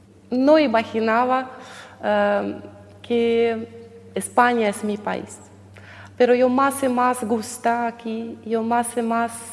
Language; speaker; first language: Spanish; non-native, learner; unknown